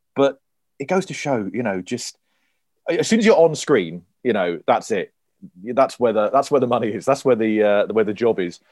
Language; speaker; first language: English; native; English